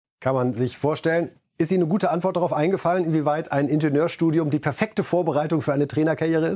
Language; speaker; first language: German; native; German